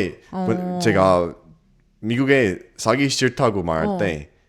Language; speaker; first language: Korean; non-native, learner; English